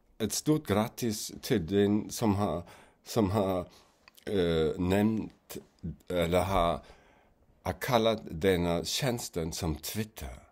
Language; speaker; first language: Swedish; non-native, fluent; German